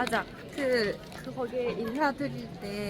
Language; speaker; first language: Korean; non-native, fluent; Japanese